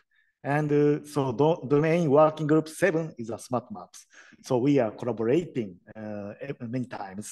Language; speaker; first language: English; non-native, learner; Japanese